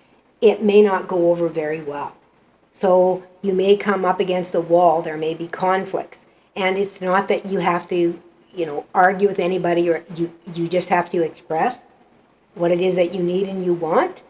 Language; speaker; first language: English; native; English